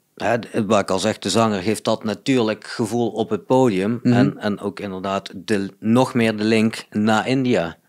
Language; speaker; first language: Dutch; native; Dutch